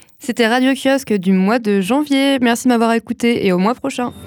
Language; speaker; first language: French; native; French